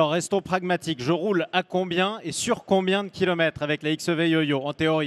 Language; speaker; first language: French; native; French